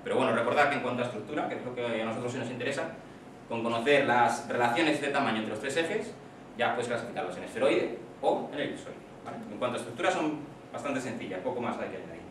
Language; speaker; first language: Spanish; native; Spanish